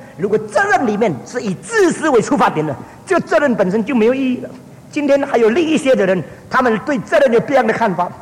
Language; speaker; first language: Chinese; early bilingual, heritage; Chinese